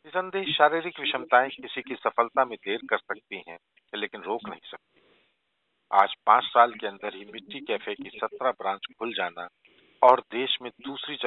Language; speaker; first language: Hindi; native; Hindi